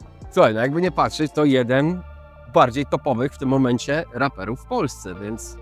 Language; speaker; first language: Polish; native; Polish